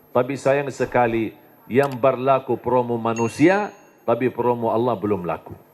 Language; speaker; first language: Indonesian; non-native, fluent; Arabic